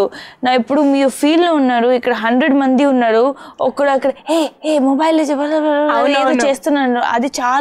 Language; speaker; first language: Telugu; non-native, learner; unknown